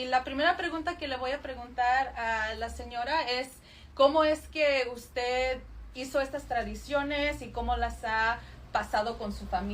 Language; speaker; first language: Spanish; early bilingual, other home language; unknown